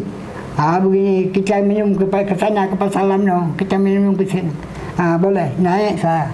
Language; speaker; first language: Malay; non-native, local second language; Achinese